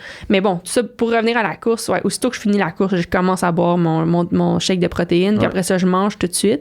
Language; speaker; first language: French; native; French